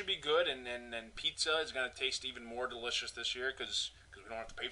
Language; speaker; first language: English; native; English